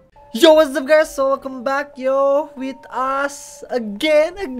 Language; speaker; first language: English; non-native, learner; Indonesian